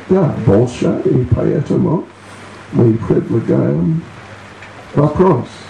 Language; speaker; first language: Russian; non-native, learner; English